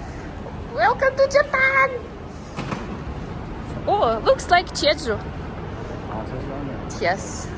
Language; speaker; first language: English; non-native, learner; Russian